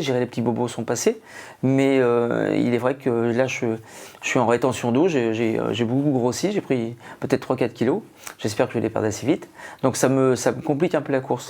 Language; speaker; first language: French; native; French